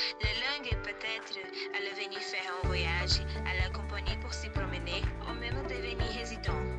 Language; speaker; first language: French; non-native, learner; Portuguese